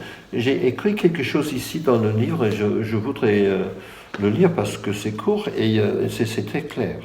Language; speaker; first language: French; non-native, fluent; English